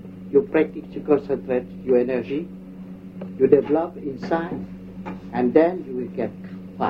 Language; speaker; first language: English; non-native, learner; Vietnamese